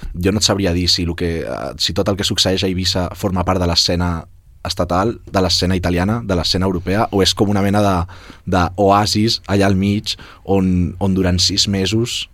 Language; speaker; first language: Catalan; native; Catalan